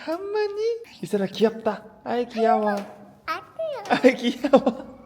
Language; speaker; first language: Korean; native; Korean